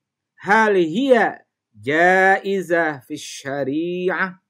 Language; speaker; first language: Arabic; non-native, learner; Indonesian